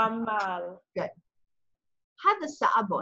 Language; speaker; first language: Arabic; non-native, fluent; English